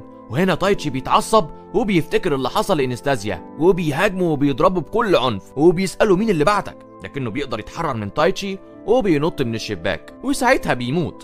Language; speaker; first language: Arabic; native; Arabic